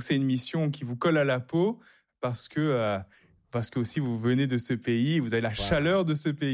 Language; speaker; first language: French; native; French